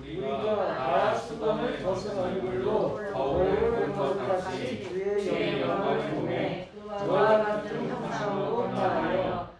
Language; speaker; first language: Korean; native; Korean